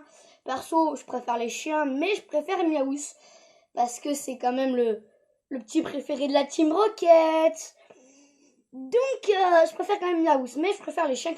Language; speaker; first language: French; native; French